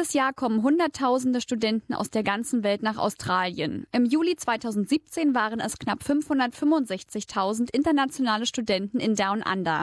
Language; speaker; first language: German; native; German